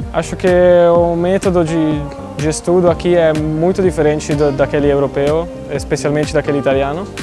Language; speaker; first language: Portuguese; non-native, fluent; Italian